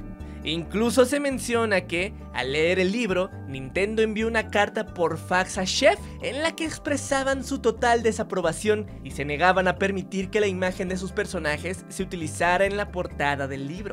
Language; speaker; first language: Spanish; native; Spanish